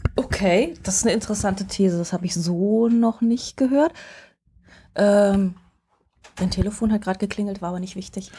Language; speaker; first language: German; native; German